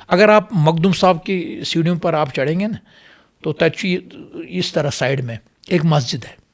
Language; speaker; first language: Urdu; non-native, local second language; Kashmiri